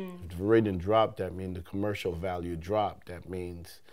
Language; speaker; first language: English; native; English